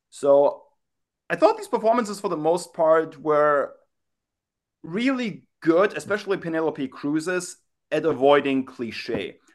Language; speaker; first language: English; non-native, fluent; German